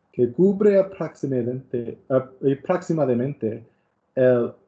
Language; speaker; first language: Spanish; non-native, learner; English